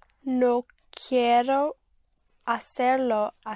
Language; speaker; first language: Spanish; non-native, learner; English